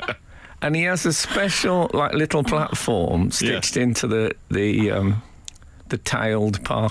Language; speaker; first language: English; native; English